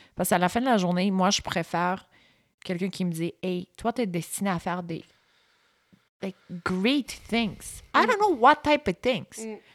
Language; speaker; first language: French; early bilingual, other home language; Bulgarian